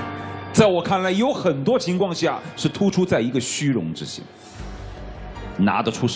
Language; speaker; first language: Chinese; native; Chinese